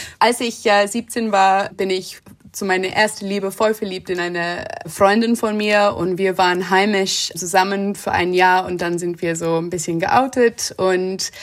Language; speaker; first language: German; non-native, fluent; English